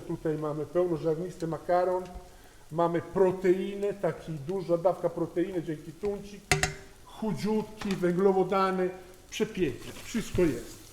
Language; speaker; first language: Polish; non-native, learner; Italian